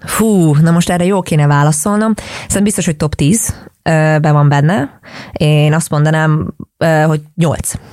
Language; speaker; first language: Hungarian; native; Hungarian